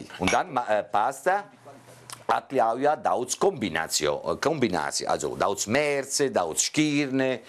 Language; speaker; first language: Latvian; non-native, learner; Italian